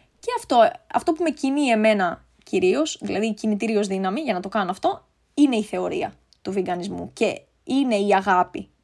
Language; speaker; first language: Greek; native; Greek